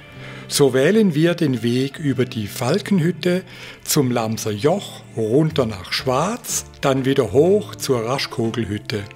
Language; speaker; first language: German; native; German